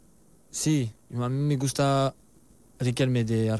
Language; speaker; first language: Spanish; non-native, learner; French